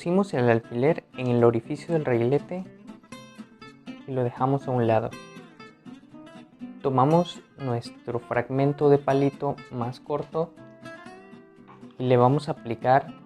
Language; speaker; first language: Spanish; native; Spanish